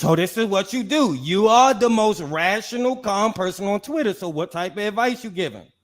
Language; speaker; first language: English; native; English